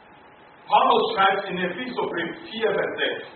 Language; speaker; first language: German; non-native, learner; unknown